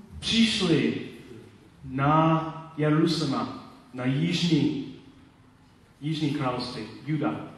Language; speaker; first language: Czech; non-native, learner; Polish